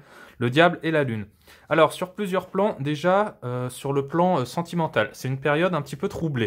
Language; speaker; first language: French; native; French